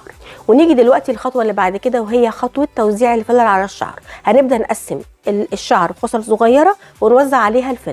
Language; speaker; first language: Arabic; native; Arabic